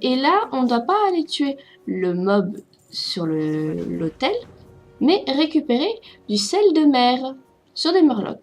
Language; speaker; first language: French; native; French